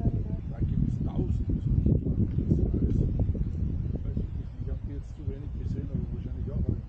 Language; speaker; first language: German; native; German